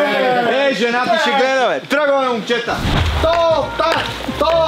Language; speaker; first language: Bulgarian; native; Bulgarian